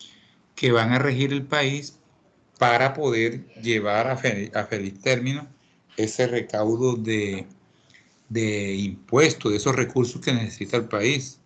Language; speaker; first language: Spanish; native; Spanish